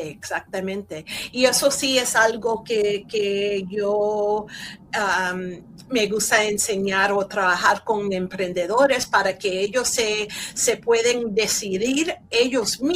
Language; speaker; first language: Spanish; early bilingual, heritage; Spanish